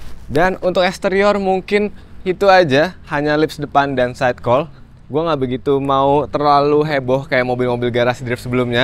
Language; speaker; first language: Indonesian; native; Indonesian